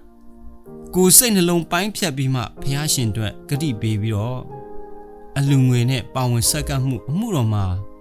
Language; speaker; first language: Burmese; non-native, local second language; Hakha Chin